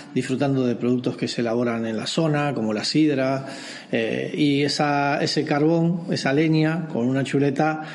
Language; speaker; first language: Spanish; native; Spanish